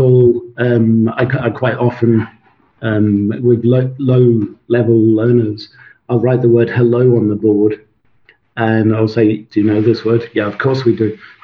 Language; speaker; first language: English; non-native, local second language; Swedish